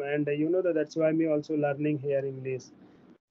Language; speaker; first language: English; non-native, learner; Hindi